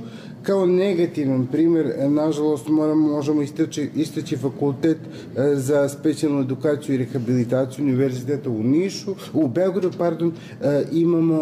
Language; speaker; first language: Serbian; native; Serbian